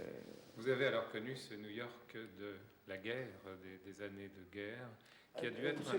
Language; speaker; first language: French; native; French